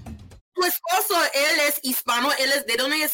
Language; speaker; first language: Spanish; non-native, fluent; English